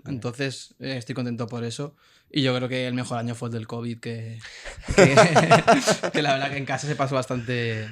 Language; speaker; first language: Spanish; native; Spanish